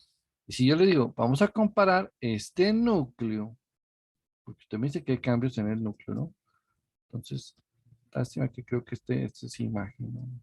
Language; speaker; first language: Spanish; native; Spanish